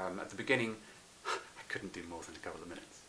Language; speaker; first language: English; native; English